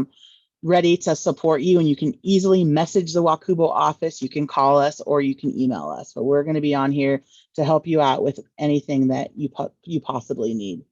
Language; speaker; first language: English; native; English